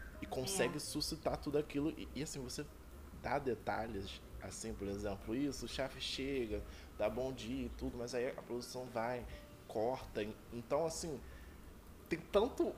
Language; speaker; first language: Portuguese; native; Portuguese